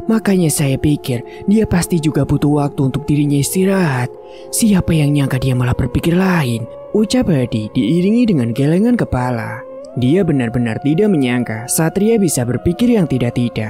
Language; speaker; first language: Indonesian; native; Indonesian